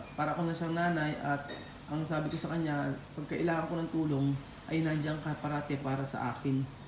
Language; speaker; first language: Filipino; native; Filipino